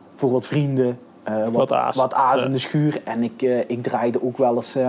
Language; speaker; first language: Dutch; native; Dutch